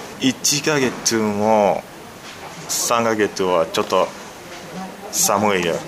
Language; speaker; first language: Japanese; non-native, learner; Bambara